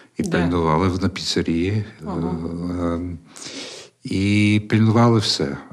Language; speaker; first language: Ukrainian; early bilingual, heritage; Ukrainian